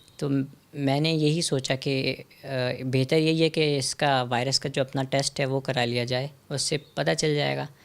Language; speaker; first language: Urdu; native; Urdu